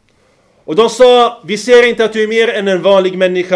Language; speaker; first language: Swedish; non-native, fluent; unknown